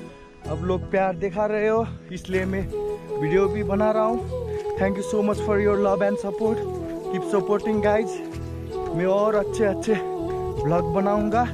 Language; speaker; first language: Hindi; non-native, learner; Nepali